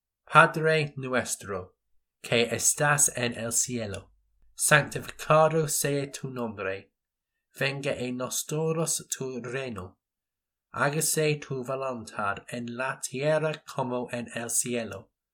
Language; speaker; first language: Spanish; non-native, learner; English